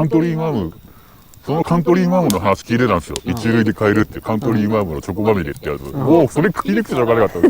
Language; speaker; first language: Japanese; native; Japanese